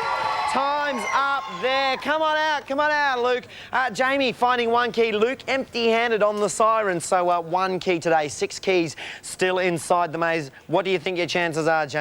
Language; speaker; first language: English; native; English